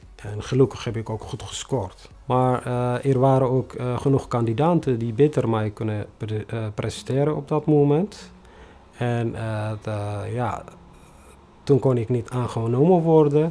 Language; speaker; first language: Dutch; non-native, fluent; Tigrinya